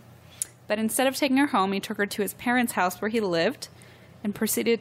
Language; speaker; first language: English; native; English